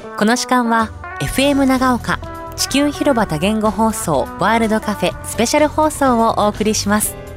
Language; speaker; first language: Japanese; native; Japanese